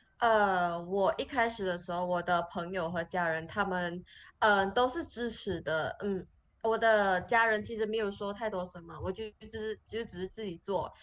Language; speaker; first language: Chinese; native; Chinese